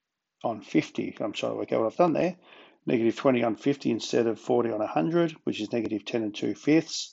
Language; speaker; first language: English; native; English